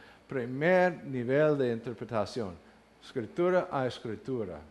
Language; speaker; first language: Spanish; non-native, fluent; English